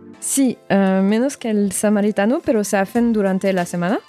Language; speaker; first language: Spanish; non-native, fluent; French